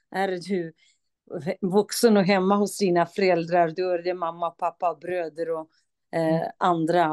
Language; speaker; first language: Swedish; non-native, fluent; Kurdish